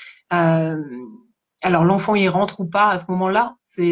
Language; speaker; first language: French; native; French